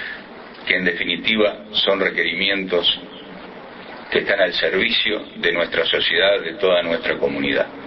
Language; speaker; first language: Spanish; native; Spanish